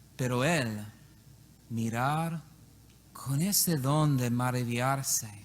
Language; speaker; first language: Spanish; non-native, learner; English